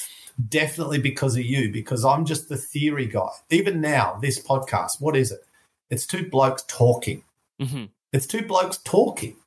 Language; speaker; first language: English; native; English